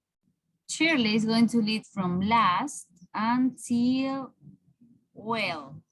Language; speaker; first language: English; non-native, fluent; Spanish